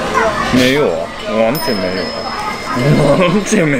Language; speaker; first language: Chinese; non-native, fluent; Japanese